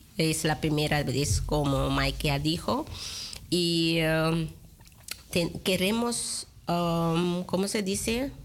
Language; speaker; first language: Spanish; non-native, fluent; Papiamento